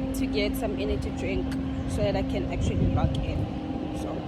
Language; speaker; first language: English; non-native, local second language; Zulu